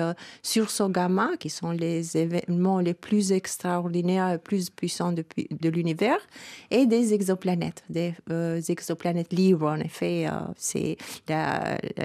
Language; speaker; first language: French; non-native, fluent; Albanian